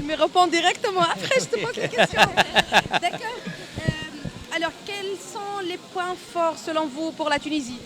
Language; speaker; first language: French; non-native, local second language; Arabic